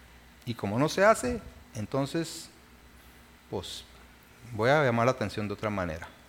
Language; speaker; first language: Spanish; native; Spanish